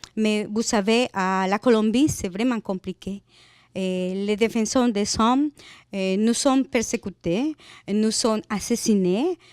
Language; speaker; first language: French; non-native, fluent; Spanish